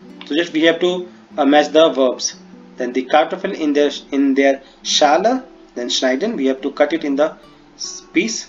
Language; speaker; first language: English; non-native, local second language; Hindi